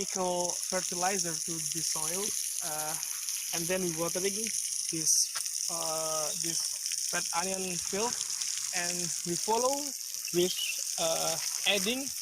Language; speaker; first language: English; non-native, fluent; Indonesian